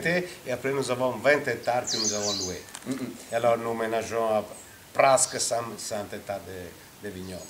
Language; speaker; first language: French; non-native, fluent; Italian